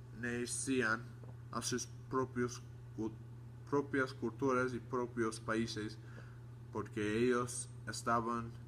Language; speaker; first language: Spanish; non-native, learner; English